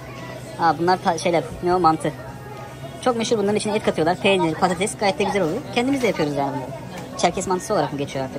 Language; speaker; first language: Turkish; native; Turkish